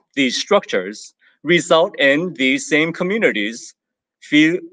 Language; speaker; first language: English; native; English